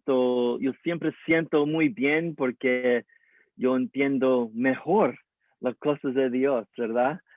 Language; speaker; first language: Spanish; early bilingual, heritage; English